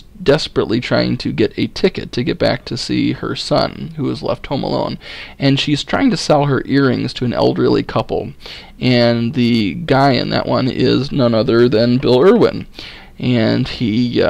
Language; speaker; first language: English; native; English